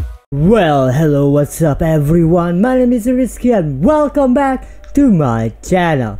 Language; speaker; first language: English; early bilingual, heritage; Indonesian